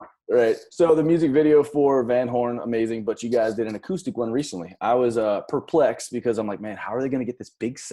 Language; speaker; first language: English; native; English